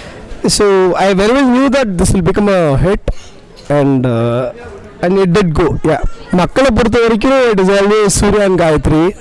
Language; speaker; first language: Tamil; native; Tamil